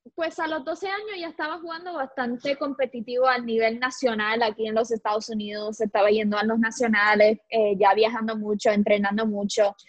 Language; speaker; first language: Spanish; native; Spanish